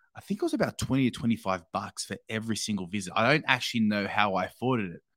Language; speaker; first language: English; native; English